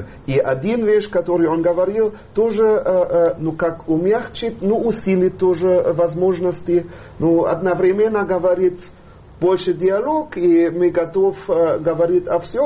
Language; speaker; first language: Russian; non-native, fluent; German